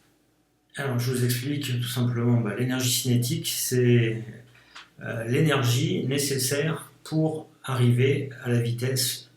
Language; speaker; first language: French; native; French